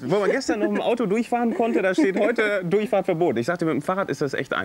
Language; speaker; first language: German; native; German